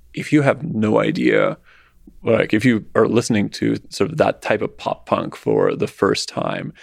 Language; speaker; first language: English; non-native, fluent; Russian